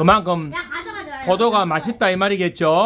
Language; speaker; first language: Korean; native; Korean